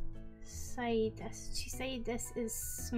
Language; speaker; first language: Japanese; non-native, learner; English